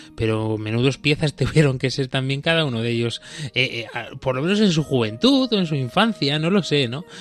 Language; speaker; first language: Spanish; native; Spanish